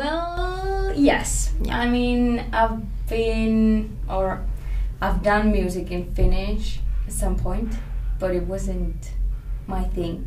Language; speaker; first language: English; non-native, fluent; Finnish